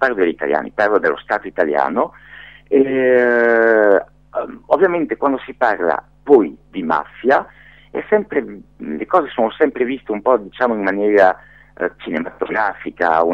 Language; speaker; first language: Italian; non-native, fluent; French